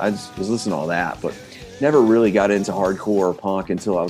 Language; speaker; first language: English; native; English